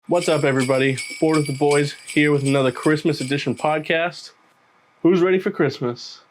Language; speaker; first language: English; native; English